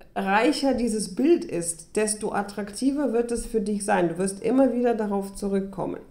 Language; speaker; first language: German; early bilingual, other home language; Russian